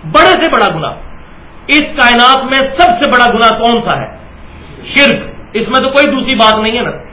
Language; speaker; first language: Urdu; non-native, local second language; Punjabi